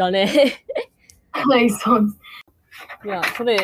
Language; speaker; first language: Japanese; non-native, learner; English